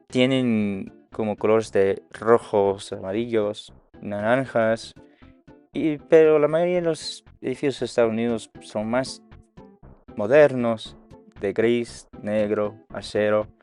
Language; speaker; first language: Spanish; non-native, learner; English